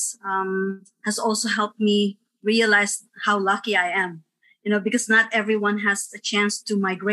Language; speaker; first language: English; non-native, local second language; Filipino